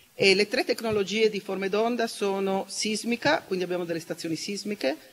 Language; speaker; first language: Italian; native; Italian